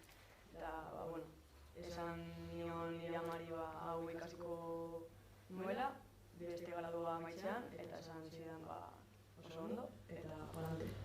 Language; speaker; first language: Basque; non-native, local second language; Spanish